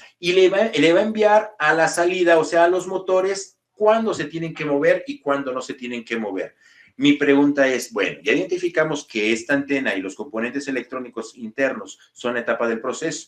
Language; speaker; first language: Spanish; native; Spanish